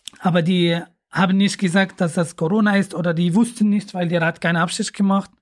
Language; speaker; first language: German; non-native, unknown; Arabic